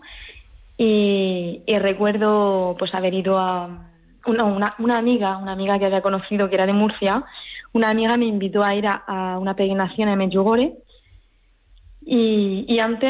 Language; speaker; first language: Spanish; early bilingual, heritage; French